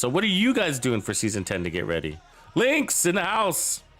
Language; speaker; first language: English; native; English